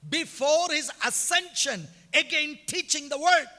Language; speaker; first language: English; non-native, local second language; Malayalam